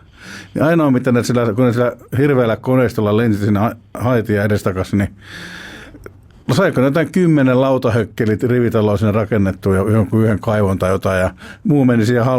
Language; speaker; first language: Finnish; native; Finnish